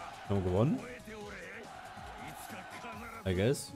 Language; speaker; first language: German; native; German